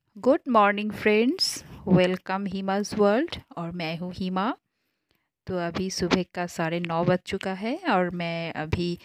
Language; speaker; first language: Hindi; non-native, local second language; Bangla